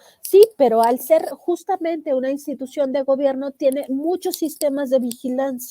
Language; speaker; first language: Spanish; native; Spanish